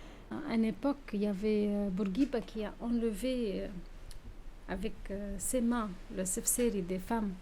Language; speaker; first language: French; non-native, local second language; Arabic